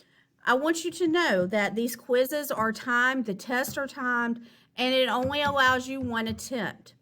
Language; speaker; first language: English; native; English